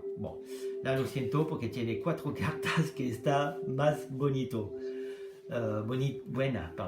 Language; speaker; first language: Spanish; non-native, learner; French